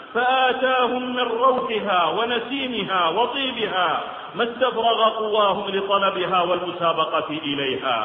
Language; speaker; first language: Arabic; native; Arabic